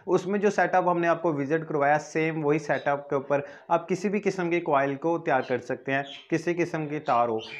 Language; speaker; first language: Urdu; non-native, local second language; Punjabi